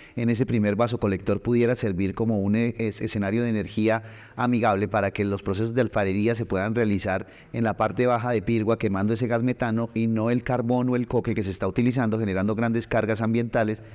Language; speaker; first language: Spanish; native; Spanish